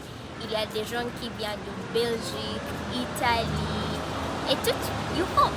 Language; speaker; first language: French; non-native, fluent; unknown